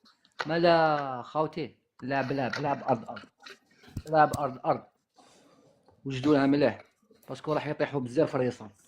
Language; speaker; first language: Arabic; native; Arabic